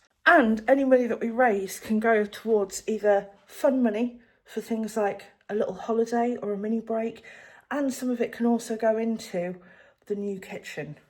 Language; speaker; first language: English; native; English